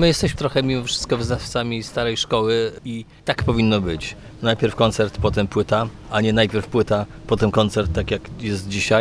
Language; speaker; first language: Polish; native; Polish